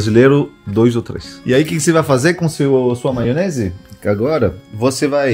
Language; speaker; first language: Portuguese; non-native, fluent; French